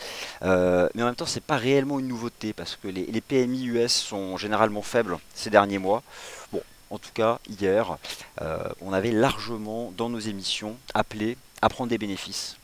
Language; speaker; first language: French; native; French